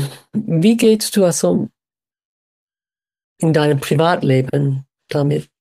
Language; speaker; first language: German; non-native, fluent; English